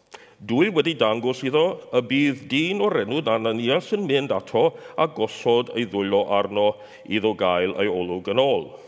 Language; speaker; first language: Welsh; non-native, fluent; English